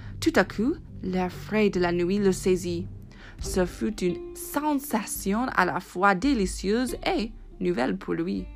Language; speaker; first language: French; non-native, fluent; English